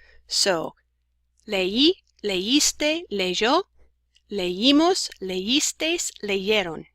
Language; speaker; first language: Spanish; non-native, fluent; English